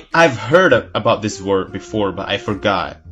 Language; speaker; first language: English; non-native, fluent; Indonesian